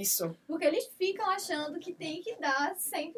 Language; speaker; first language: Portuguese; native; Portuguese